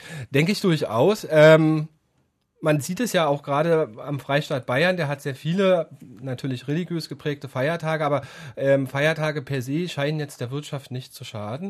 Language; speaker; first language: German; native; German